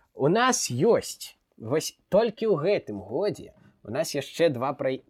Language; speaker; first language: Belarusian; non-native, local second language; Russian